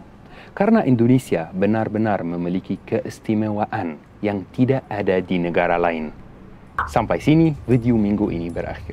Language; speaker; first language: Indonesian; non-native, fluent; Arabic